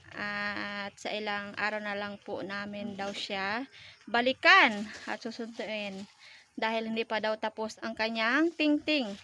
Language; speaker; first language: Filipino; non-native, local second language; Hiligaynon